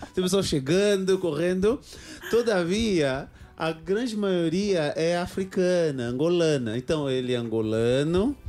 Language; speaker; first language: Portuguese; native; Portuguese